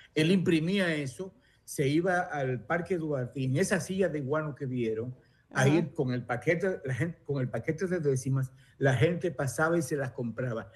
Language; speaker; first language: Spanish; native; Spanish